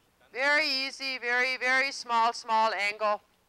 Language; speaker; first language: English; non-native, fluent; German